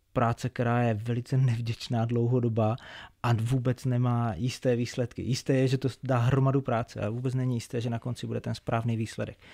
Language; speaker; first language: Czech; native; Czech